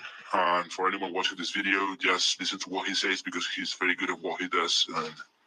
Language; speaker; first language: English; non-native, fluent; Spanish